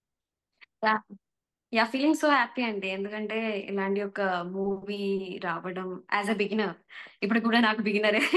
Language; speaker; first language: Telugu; non-native, learner; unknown